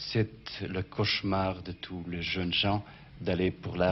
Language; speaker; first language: French; non-native, fluent; Portuguese